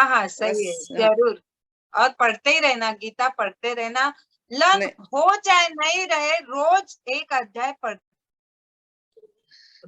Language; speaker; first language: Hindi; native; Hindi